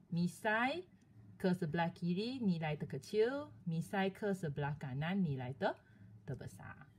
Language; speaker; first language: Malay; non-native, local second language; Chinese